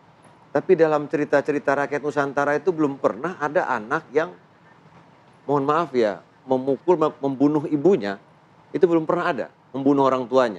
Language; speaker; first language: Indonesian; native; Indonesian